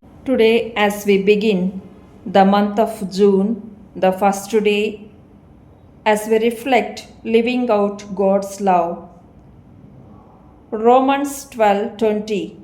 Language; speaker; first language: English; non-native, local second language; Telugu